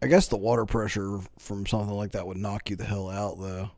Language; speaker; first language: English; native; English